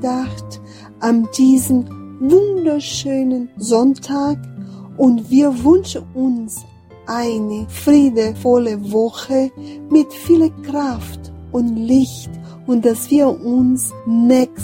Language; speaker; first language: German; non-native, fluent; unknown